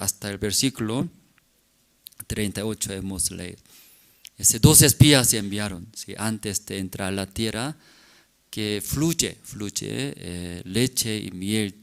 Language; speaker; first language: Spanish; non-native, learner; Korean